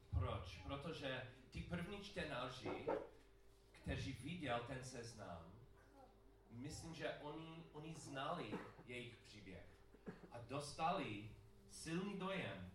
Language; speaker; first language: Czech; non-native, learner; English